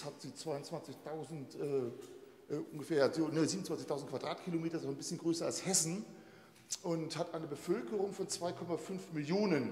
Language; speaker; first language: German; native; German